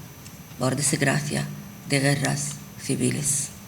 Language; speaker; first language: Spanish; non-native, fluent; Arabic